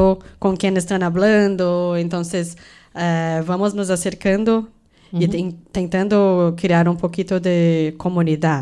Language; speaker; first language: Spanish; non-native, fluent; Portuguese